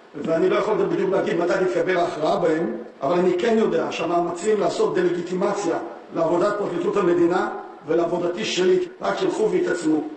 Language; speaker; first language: Hebrew; early bilingual, other home language; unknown